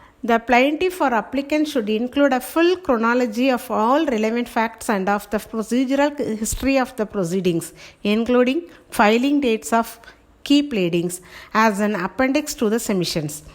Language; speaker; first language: English; non-native, local second language; Tamil